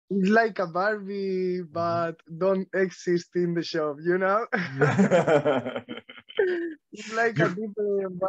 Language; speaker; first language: English; non-native, learner; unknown